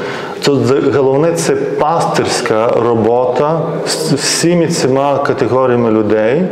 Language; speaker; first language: Ukrainian; non-native, fluent; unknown